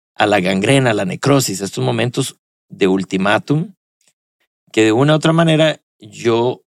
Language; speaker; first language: Spanish; early bilingual, heritage; Spanish